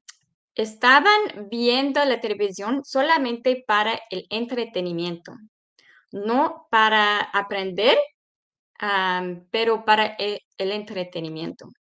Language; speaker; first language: Spanish; non-native, fluent; English